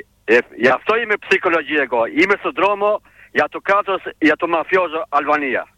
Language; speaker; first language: Greek; non-native, learner; Albanian